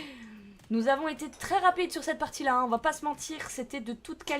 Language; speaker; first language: French; native; French